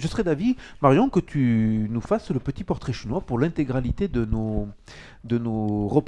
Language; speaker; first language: French; native; French